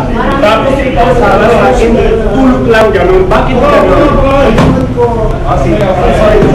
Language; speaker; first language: Filipino; non-native, learner; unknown